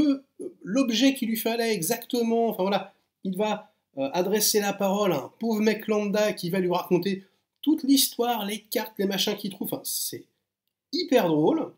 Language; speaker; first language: French; native; French